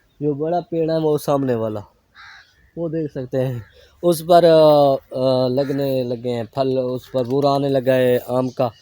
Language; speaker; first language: Urdu; non-native, local second language; Saraiki